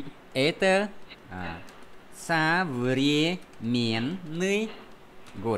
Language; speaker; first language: Russian; non-native, fluent; Vietnamese